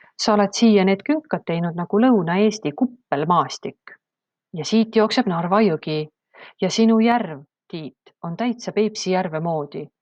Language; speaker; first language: Estonian; native; Estonian